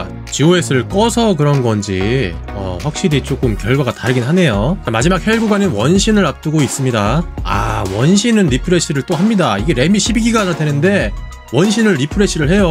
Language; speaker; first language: Korean; native; Korean